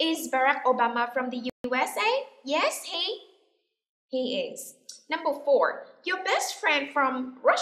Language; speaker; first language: English; non-native, fluent; Vietnamese